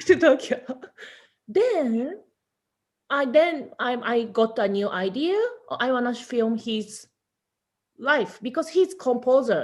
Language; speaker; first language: English; non-native, learner; Japanese